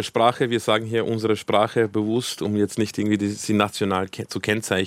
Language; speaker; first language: German; early bilingual, other home language; Croatian